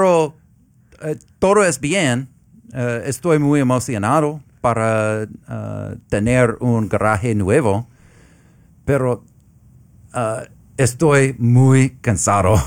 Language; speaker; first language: Spanish; non-native, learner; English